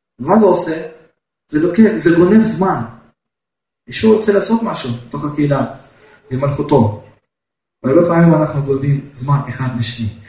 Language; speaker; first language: Hebrew; non-native, fluent; Russian